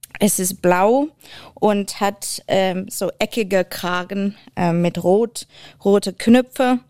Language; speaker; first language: German; non-native, fluent; English